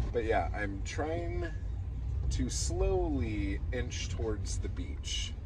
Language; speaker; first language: English; native; English